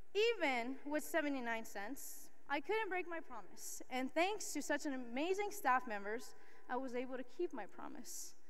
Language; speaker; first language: English; early bilingual, other home language; Spanish